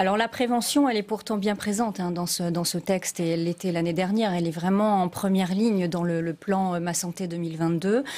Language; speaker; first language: French; native; French